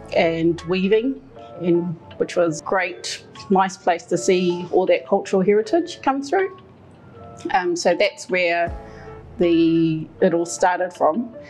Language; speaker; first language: English; native; English